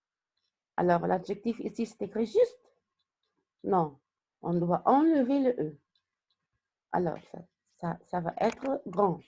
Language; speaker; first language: French; non-native, fluent; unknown